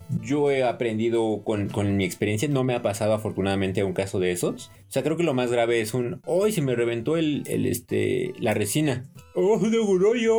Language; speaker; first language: Spanish; native; Spanish